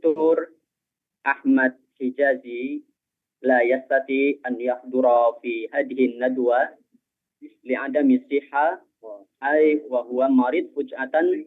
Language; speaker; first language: Arabic; non-native, fluent; Indonesian